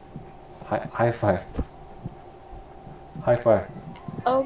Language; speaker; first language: English; non-native, learner; Korean